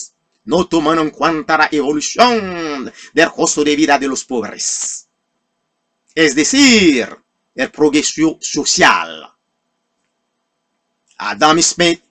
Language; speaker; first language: Spanish; non-native, fluent; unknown